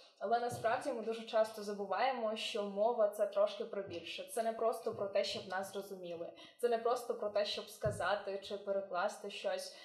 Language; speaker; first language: Ukrainian; native; Ukrainian